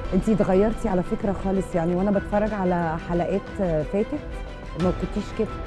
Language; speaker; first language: Arabic; native; Arabic